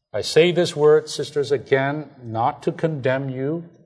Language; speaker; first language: English; non-native, fluent; Chinese